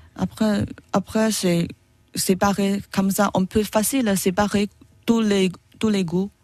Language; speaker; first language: French; non-native, learner; Chinese